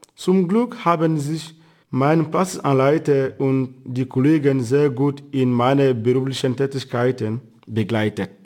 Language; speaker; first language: German; non-native, fluent; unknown